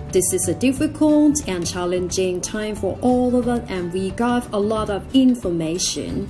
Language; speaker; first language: English; non-native, fluent; Thai